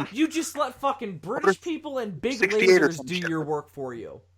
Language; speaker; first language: English; native; English